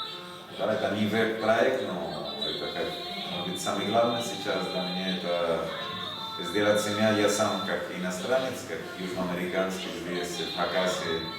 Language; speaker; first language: Russian; non-native, learner; Spanish